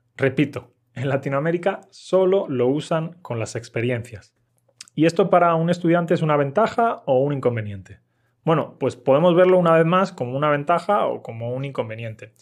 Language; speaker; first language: Spanish; native; Spanish